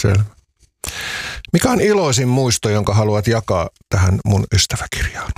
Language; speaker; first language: Finnish; native; Finnish